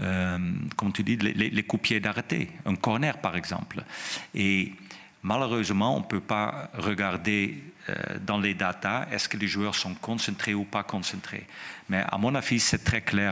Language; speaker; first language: French; non-native, fluent; Dutch